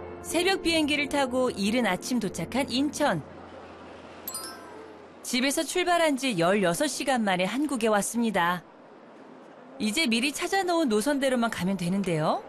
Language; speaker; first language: Korean; native; Korean